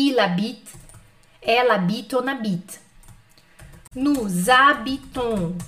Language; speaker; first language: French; non-native, fluent; Portuguese